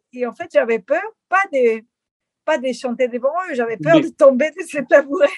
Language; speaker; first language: French; non-native, fluent; Spanish